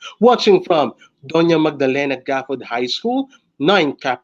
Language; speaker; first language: English; non-native, local second language; Filipino